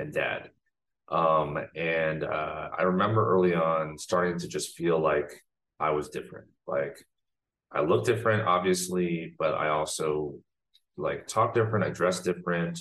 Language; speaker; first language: English; native; English